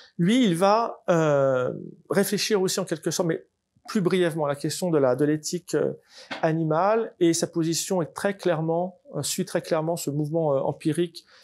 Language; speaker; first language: French; native; French